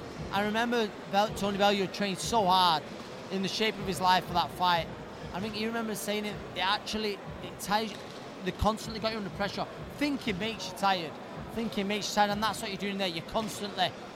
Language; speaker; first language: English; non-native, fluent; Ukrainian